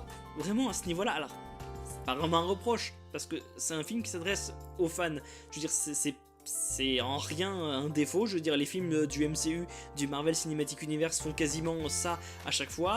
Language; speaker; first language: French; native; French